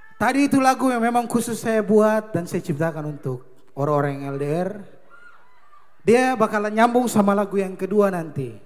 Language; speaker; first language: Indonesian; native; Indonesian